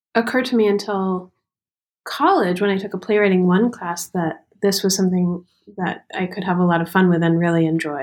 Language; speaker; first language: English; native; English